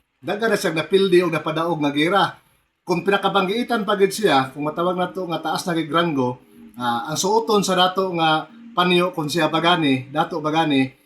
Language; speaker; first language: Cebuano; non-native, local second language; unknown